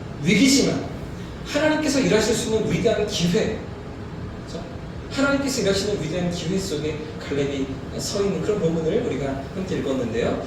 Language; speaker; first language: Korean; native; Korean